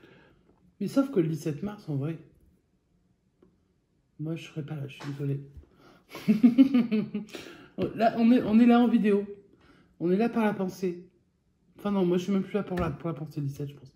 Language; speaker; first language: French; native; French